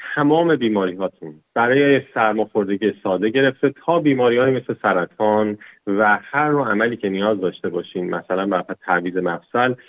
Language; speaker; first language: Persian; native; Persian